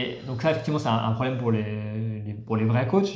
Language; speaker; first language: French; native; French